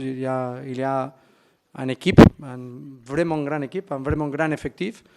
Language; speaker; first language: French; non-native, fluent; Spanish